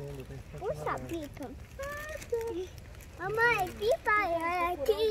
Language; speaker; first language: Portuguese; native; Portuguese